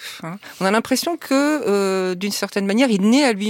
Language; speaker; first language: French; native; French